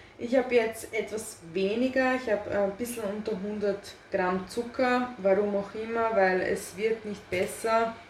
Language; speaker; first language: German; early bilingual, other home language; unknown